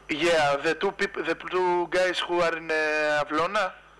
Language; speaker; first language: English; non-native, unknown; Greek